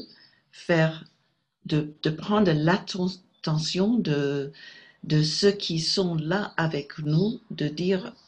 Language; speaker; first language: French; non-native, fluent; English